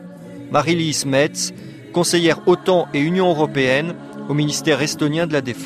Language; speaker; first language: French; native; French